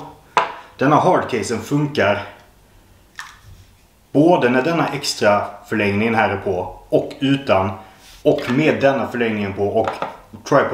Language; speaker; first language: Swedish; native; Swedish